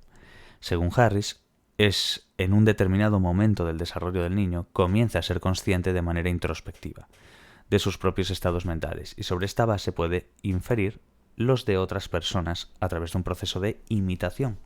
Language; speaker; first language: Spanish; native; Spanish